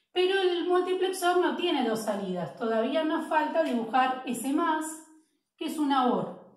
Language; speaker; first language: Spanish; native; Spanish